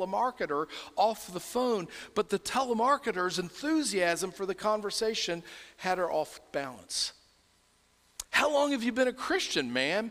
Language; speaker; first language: English; native; English